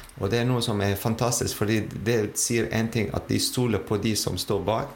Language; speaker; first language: Norwegian; non-native, fluent; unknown